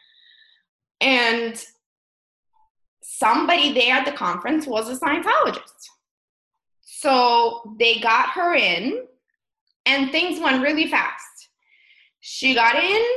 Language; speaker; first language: English; early bilingual, other home language; Russian